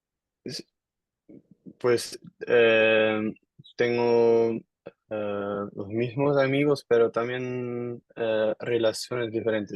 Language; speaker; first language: Spanish; non-native, learner; Dutch